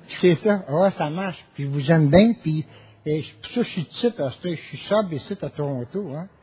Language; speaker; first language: French; native; French